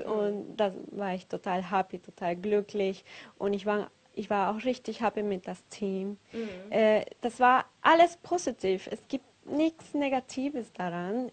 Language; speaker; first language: German; non-native, learner; Spanish